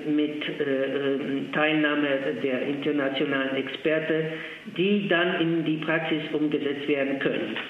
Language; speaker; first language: German; non-native, fluent; Polish